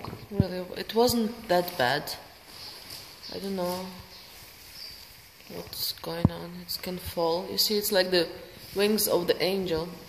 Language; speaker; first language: English; non-native, fluent; Ukrainian